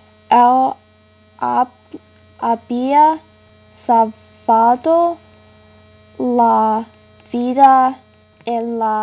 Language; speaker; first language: Spanish; non-native, learner; English